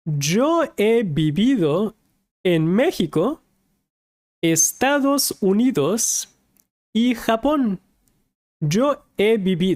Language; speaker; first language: Spanish; non-native, fluent; English